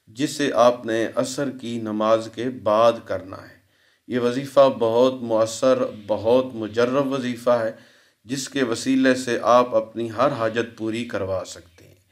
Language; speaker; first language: Urdu; native; Urdu